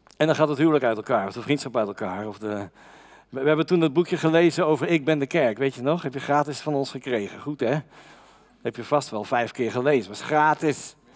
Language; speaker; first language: Dutch; native; Dutch